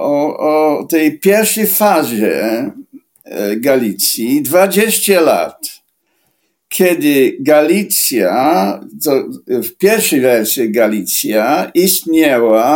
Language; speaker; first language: Polish; non-native, fluent; English